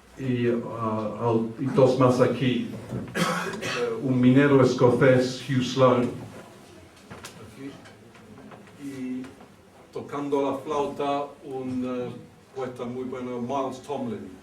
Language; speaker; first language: Spanish; early bilingual, heritage; English